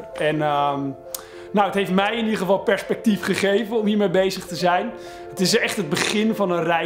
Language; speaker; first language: Dutch; native; Dutch